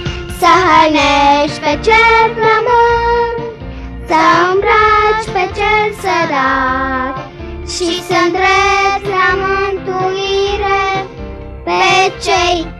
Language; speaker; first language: Romanian; early bilingual, heritage; Romanian